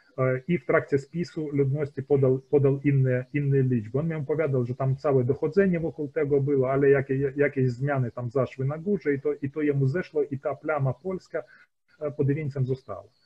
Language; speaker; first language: Polish; early bilingual, heritage; Polish